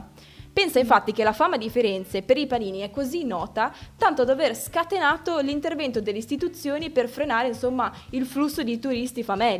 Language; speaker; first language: Italian; native; Italian